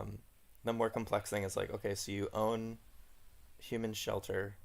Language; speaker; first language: English; native; English